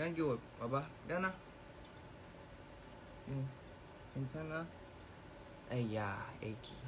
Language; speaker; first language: Korean; non-native, fluent; Thai